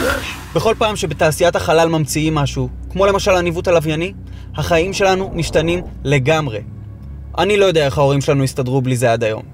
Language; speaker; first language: Hebrew; native; Hebrew